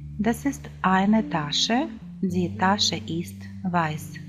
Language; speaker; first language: German; non-native, fluent; Ukrainian